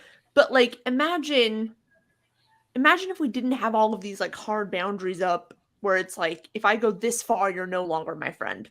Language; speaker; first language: English; native; English